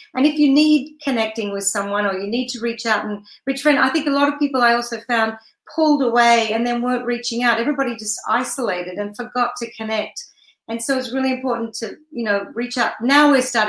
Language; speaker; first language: English; native; English